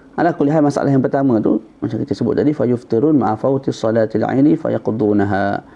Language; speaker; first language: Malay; native; Malay